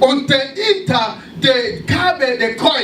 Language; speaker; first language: German; non-native, learner; French